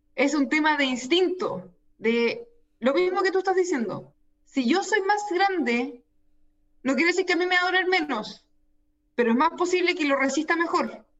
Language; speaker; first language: Spanish; native; Spanish